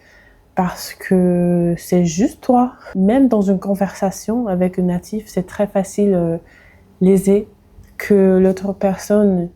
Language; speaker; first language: French; non-native, fluent; English